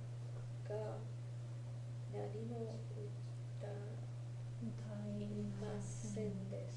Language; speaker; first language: Japanese; non-native, learner; English